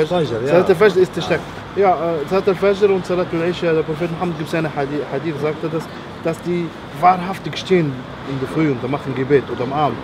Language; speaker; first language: German; non-native, learner; Arabic